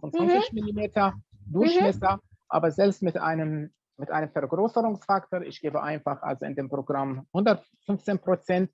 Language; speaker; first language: German; non-native, fluent; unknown